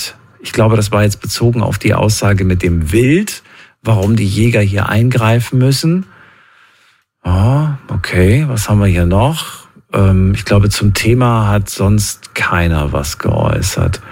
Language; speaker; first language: German; native; German